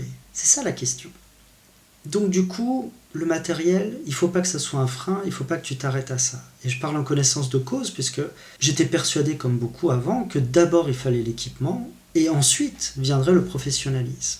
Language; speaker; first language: French; native; French